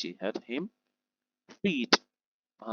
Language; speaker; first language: English; non-native, fluent; Indonesian